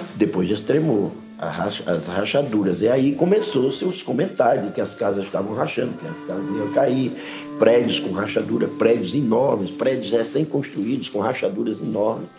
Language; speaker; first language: Portuguese; native; Portuguese